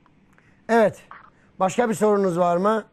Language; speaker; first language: Turkish; native; Turkish